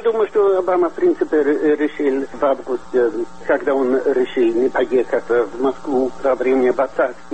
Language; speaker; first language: Russian; non-native, fluent; Swedish